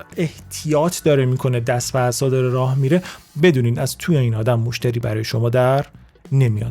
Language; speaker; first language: Persian; native; Persian